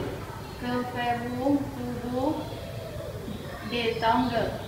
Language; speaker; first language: French; non-native, learner; Thai